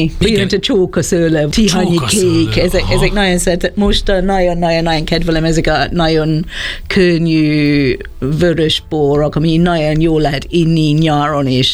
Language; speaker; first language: Hungarian; non-native, fluent; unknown